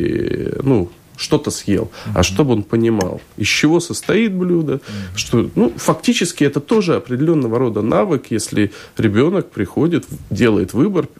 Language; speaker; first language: Russian; native; Russian